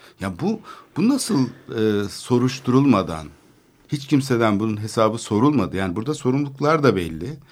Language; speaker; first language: Turkish; native; Turkish